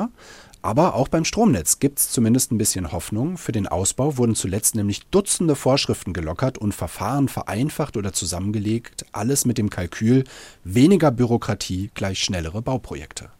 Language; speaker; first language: German; native; German